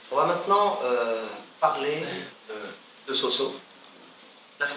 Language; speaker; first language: French; native; French